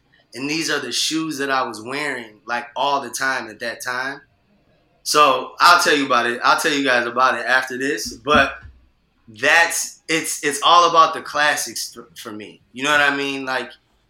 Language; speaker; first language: English; native; English